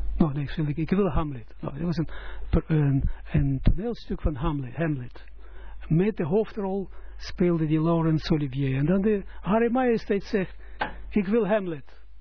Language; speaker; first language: Dutch; non-native, fluent; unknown